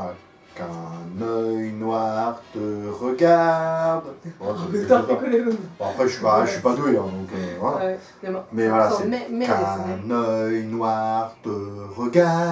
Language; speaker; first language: French; native; French